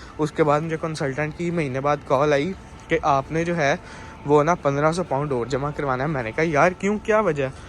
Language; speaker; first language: Urdu; native; Urdu